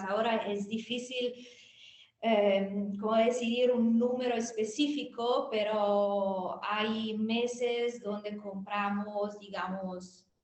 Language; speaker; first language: Spanish; non-native, fluent; Italian